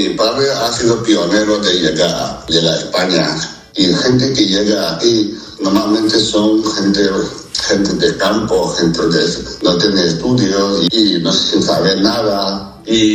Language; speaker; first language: Spanish; non-native, fluent; Chinese